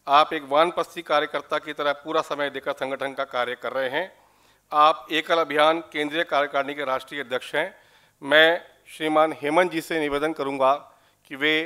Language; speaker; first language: Hindi; native; Hindi